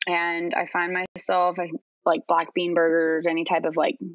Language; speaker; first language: English; native; English